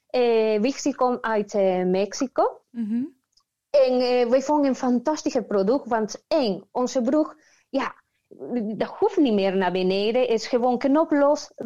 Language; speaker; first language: Dutch; non-native, learner; Spanish